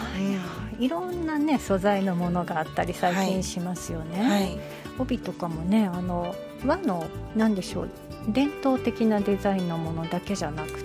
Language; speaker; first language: Japanese; native; Japanese